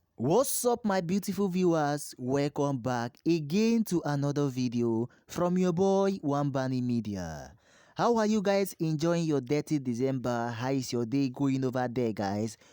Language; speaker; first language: Nigerian Pidgin; native; Nigerian Pidgin